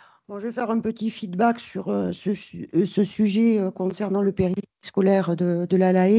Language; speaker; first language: French; native; French